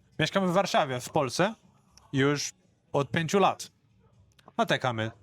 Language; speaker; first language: Polish; non-native, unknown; Portuguese